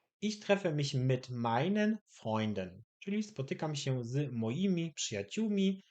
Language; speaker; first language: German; non-native, fluent; Polish